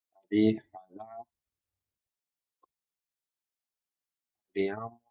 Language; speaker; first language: Italian; non-native, learner; English